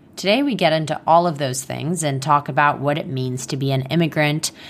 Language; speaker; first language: English; non-native, fluent; Hebrew